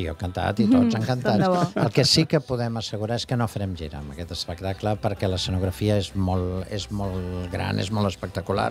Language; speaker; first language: Catalan; native; Catalan